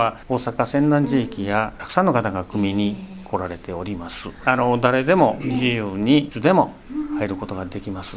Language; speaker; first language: Japanese; native; Japanese